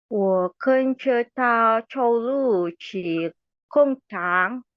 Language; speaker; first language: Chinese; non-native, learner; Indonesian